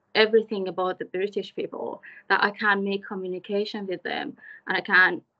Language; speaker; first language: English; non-native, fluent; Persian